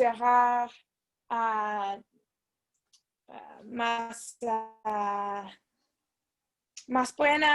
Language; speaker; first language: Spanish; non-native, learner; English